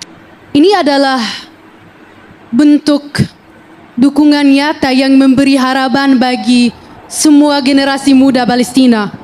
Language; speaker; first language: Indonesian; non-native, fluent; Arabic